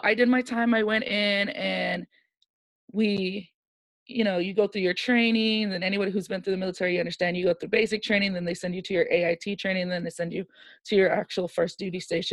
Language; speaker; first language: English; native; English